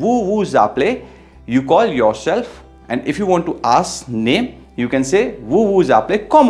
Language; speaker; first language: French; non-native, fluent; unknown